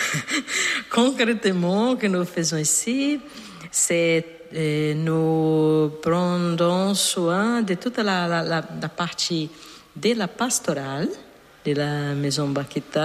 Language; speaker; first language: French; non-native, learner; Portuguese